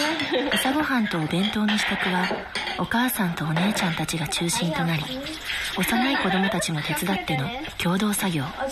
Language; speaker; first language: Japanese; native; Japanese